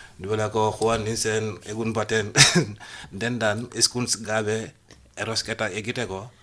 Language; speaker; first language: Basque; non-native, learner; Wolof